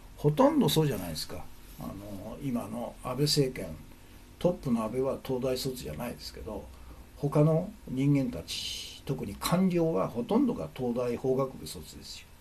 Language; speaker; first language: Japanese; native; Japanese